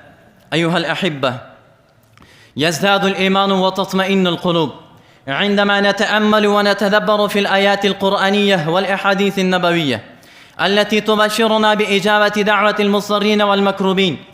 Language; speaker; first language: Arabic; non-native, fluent; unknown